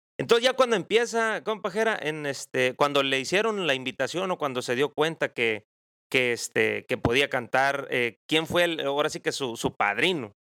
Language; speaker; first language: Spanish; native; Spanish